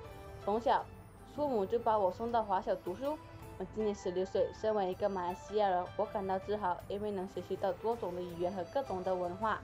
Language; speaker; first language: Chinese; non-native, local second language; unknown